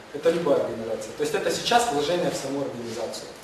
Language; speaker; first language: Russian; non-native, local second language; Ukrainian